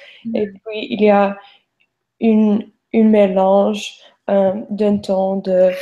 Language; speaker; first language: French; non-native, learner; English